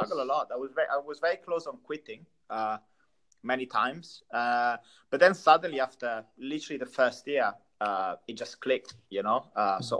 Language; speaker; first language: English; non-native, fluent; Italian